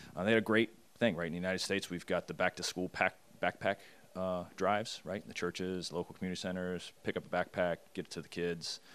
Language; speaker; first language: English; native; English